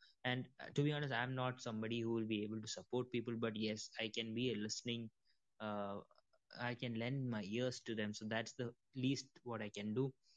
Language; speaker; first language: English; non-native, local second language; Malayalam